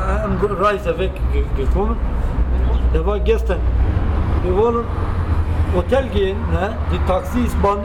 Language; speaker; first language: German; non-native, learner; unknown